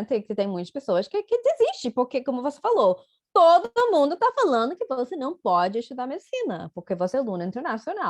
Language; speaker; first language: Portuguese; non-native, fluent; English